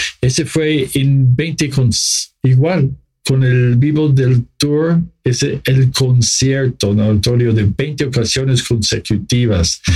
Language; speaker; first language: Spanish; non-native, fluent; English